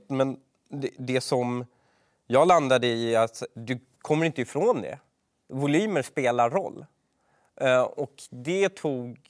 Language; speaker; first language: Swedish; early bilingual, other home language; Persian